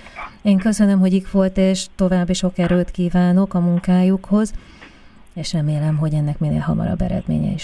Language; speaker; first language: Hungarian; native; Hungarian